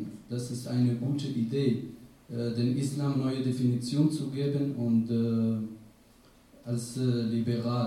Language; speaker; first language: German; non-native, fluent; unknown